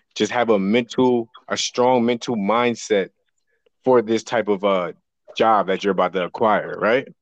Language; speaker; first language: English; native; English